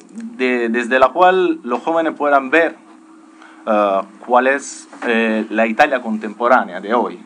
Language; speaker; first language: Spanish; non-native, fluent; Italian